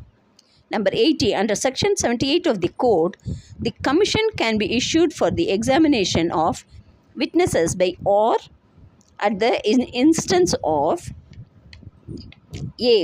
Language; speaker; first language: English; non-native, local second language; Tamil